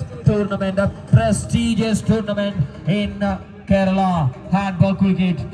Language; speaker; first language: English; non-native, local second language; Malayalam